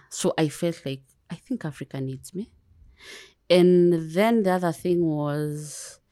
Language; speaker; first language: English; non-native, local second language; Kikuyu